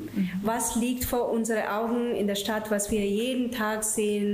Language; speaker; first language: German; non-native, fluent; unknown